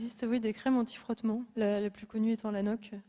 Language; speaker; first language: French; native; French